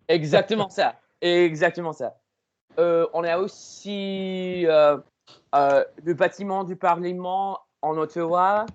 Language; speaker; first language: French; non-native, learner; English